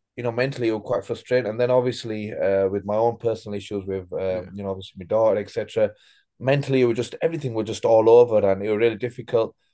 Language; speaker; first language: English; native; English